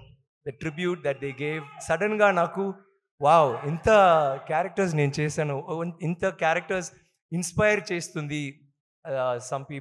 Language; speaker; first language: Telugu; non-native, learner; Tamil